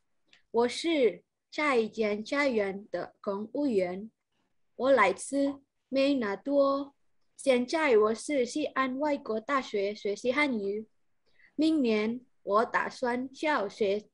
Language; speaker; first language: Chinese; non-native, learner; Indonesian